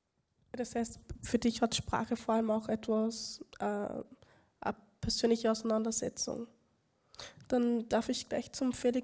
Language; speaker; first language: German; native; German